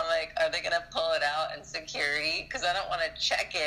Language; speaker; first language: English; native; English